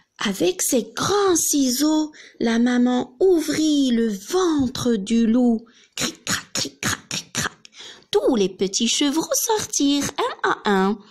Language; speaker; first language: French; non-native, local second language; Arabic